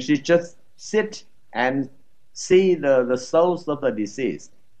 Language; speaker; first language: English; non-native, fluent; Vietnamese